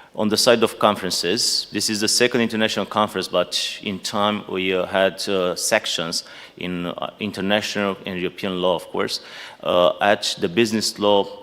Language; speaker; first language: English; non-native, fluent; Romanian